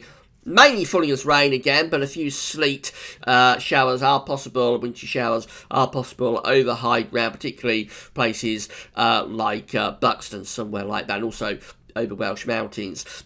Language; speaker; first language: English; native; English